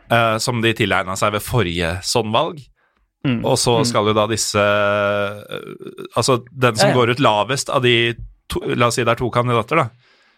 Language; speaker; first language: Norwegian; native; Norwegian